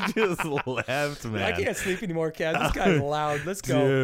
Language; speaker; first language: English; native; English